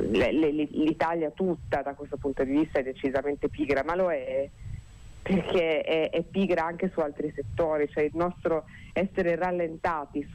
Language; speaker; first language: Italian; native; Italian